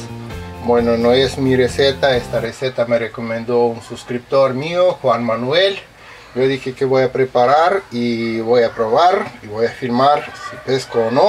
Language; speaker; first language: Spanish; non-native, fluent; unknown